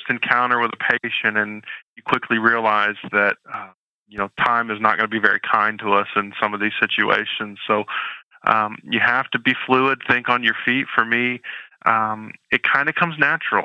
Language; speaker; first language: English; native; English